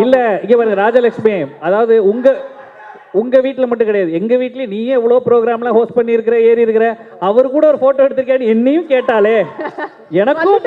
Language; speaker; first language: Tamil; native; Tamil